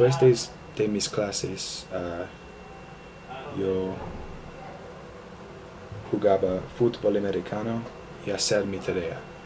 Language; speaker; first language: Spanish; non-native, learner; English